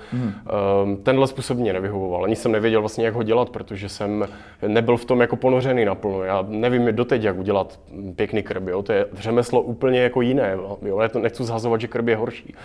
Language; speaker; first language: Czech; native; Czech